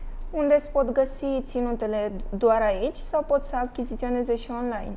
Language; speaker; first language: Romanian; native; Romanian